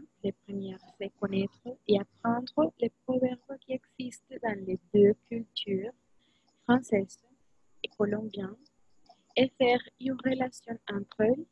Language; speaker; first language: French; non-native, learner; Spanish